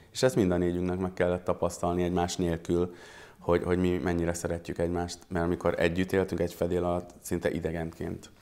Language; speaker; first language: Hungarian; early bilingual, other home language; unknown